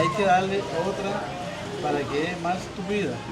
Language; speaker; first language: Spanish; native; Spanish